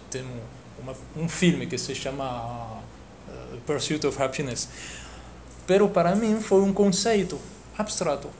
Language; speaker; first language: Portuguese; non-native, fluent; French